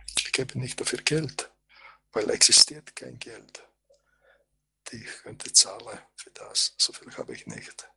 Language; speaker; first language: German; non-native, fluent; Croatian